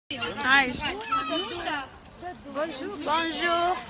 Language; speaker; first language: Arabic; native; Arabic